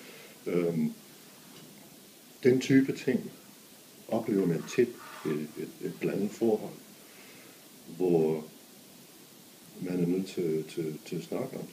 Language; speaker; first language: Danish; non-native, fluent; English